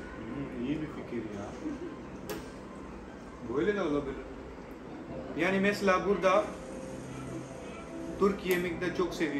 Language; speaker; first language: Turkish; non-native, learner; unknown